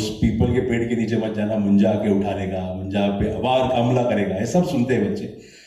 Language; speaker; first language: Hindi; non-native, local second language; Marathi